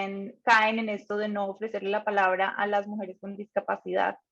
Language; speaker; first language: Spanish; native; Spanish